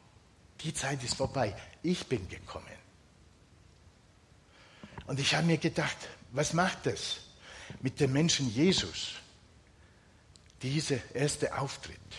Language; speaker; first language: German; non-native, fluent; Finnish